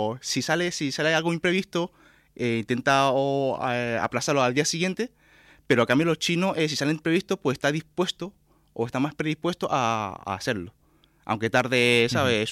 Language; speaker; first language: Spanish; native; Spanish